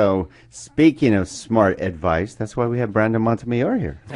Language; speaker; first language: English; native; English